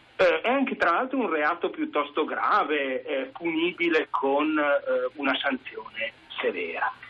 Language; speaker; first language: Italian; native; Italian